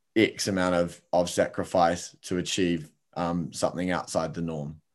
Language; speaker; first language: English; native; English